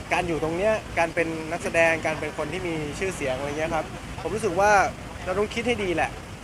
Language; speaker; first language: Thai; native; Thai